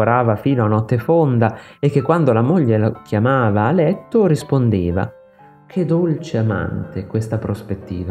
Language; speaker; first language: Italian; native; Italian